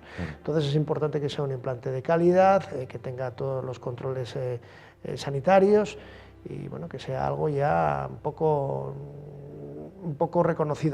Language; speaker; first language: Spanish; native; Spanish